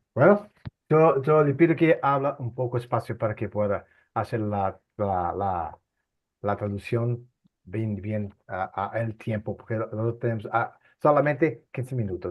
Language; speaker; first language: Spanish; non-native, fluent; Portuguese